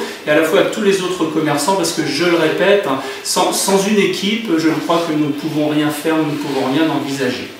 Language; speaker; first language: French; native; French